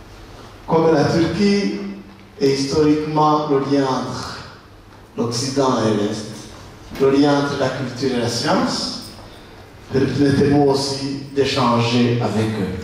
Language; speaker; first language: French; non-native, local second language; Rundi